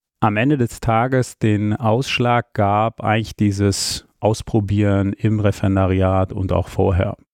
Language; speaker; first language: German; early bilingual, other home language; Armenian